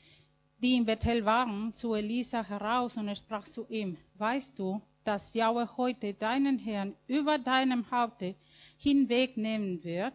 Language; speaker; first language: German; non-native, fluent; Spanish